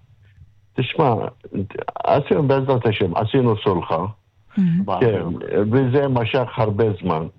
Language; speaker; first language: Hebrew; non-native, local second language; Arabic